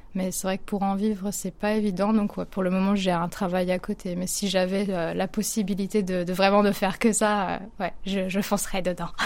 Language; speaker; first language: French; native; French